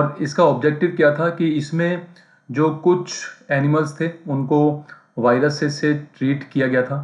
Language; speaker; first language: Hindi; native; Hindi